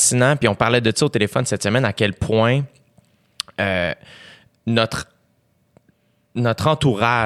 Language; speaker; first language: French; native; French